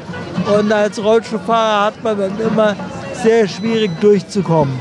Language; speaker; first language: German; native; German